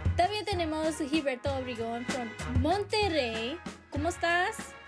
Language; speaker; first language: Spanish; early bilingual, heritage; Spanish